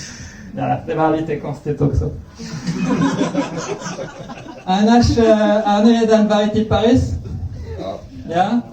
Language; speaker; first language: Swedish; non-native, fluent; French